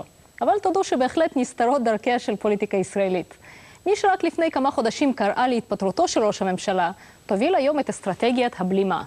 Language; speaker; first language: Hebrew; non-native, local second language; Russian